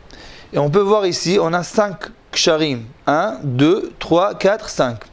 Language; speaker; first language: French; non-native, learner; Hebrew